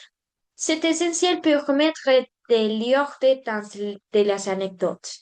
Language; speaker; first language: French; non-native, learner; Spanish